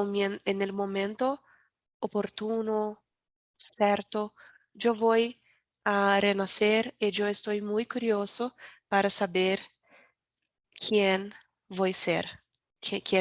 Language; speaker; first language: Spanish; non-native, learner; Portuguese